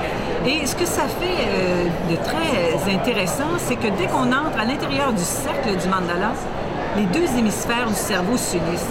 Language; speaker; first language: French; native; French